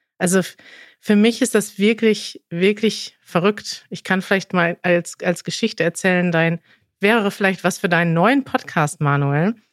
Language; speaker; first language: German; native; German